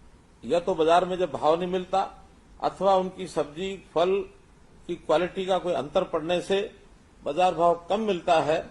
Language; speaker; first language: Hindi; native; Hindi